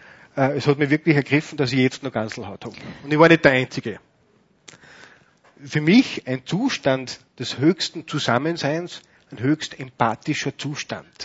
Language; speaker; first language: German; native; German